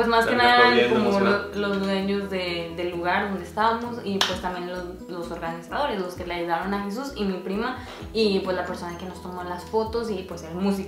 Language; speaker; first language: Spanish; native; Spanish